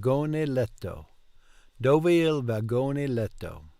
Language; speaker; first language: Italian; non-native, learner; English